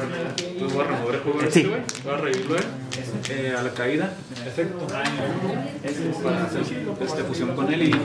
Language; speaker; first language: Spanish; native; Spanish